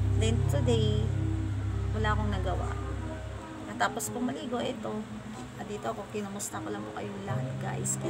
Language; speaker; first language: Filipino; non-native, local second language; Cebuano